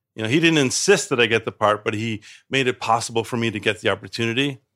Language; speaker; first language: English; native; English